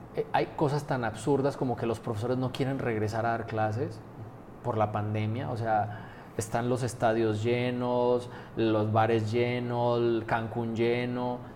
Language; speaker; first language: Spanish; native; Spanish